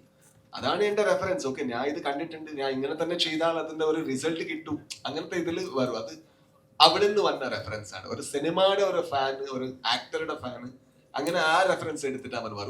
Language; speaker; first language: Malayalam; non-native, local second language; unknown